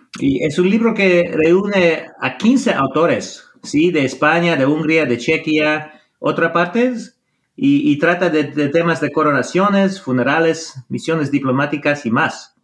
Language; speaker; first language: Spanish; non-native, fluent; English